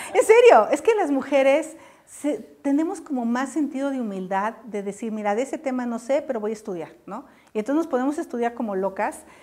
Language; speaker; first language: Spanish; native; Spanish